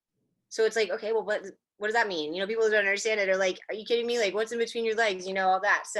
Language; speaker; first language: English; native; English